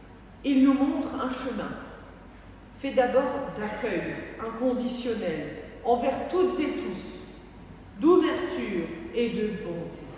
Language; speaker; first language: French; native; French